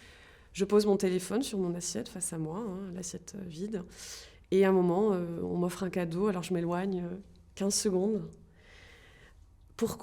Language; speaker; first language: French; native; French